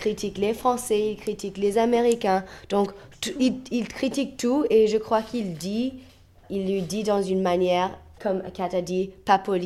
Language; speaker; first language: French; non-native, fluent; English